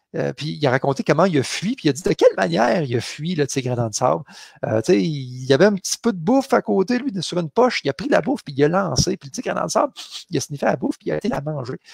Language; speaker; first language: French; native; French